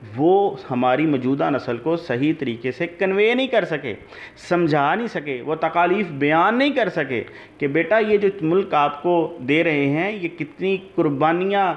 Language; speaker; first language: Urdu; native; Urdu